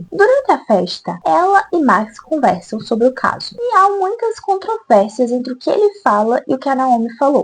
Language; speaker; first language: Portuguese; native; Portuguese